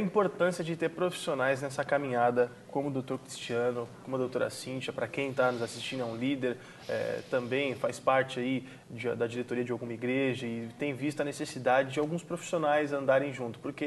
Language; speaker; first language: Portuguese; native; Portuguese